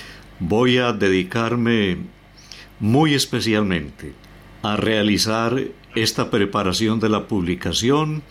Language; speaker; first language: Spanish; native; Spanish